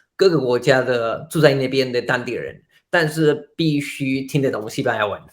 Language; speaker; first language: Chinese; non-native, fluent; Spanish